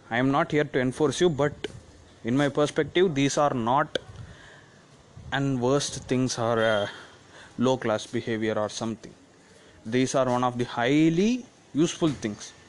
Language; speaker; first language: English; non-native, local second language; Tamil